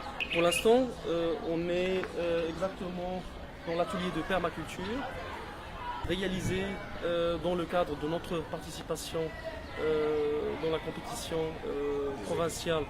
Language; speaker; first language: French; non-native, local second language; Arabic